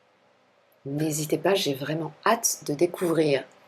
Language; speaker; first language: French; native; French